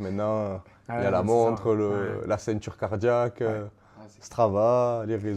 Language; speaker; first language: French; native; French